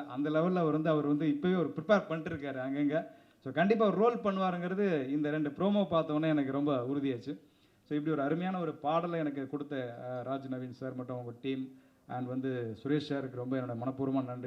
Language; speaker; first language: Tamil; native; Tamil